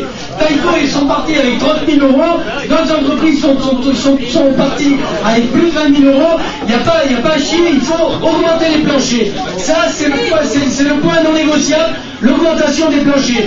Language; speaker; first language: French; native; French